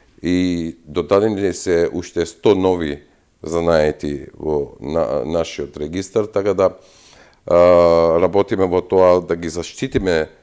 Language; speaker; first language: Macedonian; non-native, local second language; Albanian